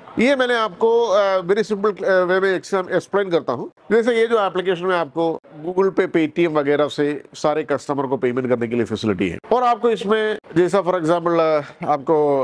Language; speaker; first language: Hindi; non-native, local second language; Malayalam